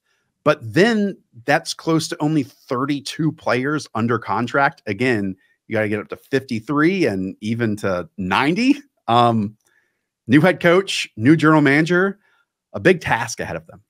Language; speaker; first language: English; native; English